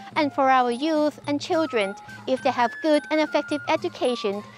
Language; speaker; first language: English; non-native, fluent; Thai